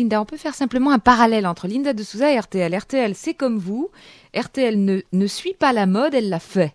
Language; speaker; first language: French; native; French